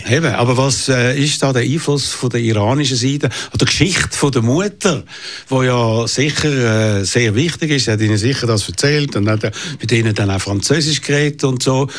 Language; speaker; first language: German; native; German